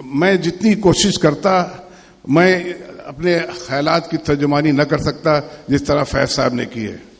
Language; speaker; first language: Urdu; native; Urdu